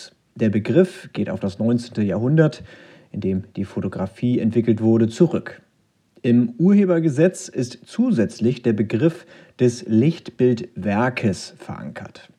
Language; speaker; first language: German; native; German